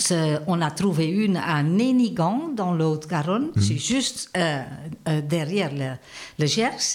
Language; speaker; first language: French; non-native, fluent; Dutch